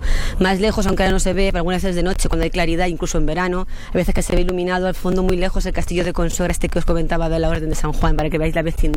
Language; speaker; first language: Spanish; native; Spanish